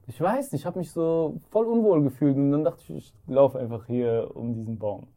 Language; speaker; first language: German; early bilingual, other home language; Arabic